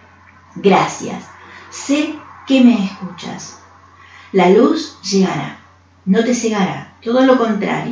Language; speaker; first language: Spanish; native; Spanish